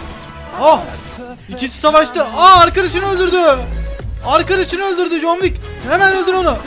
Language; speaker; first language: Turkish; native; Turkish